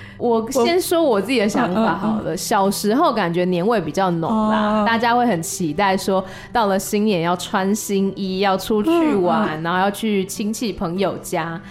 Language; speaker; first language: Chinese; native; Chinese